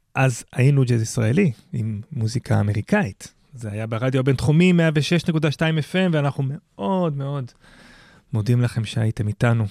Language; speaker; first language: Hebrew; native; Hebrew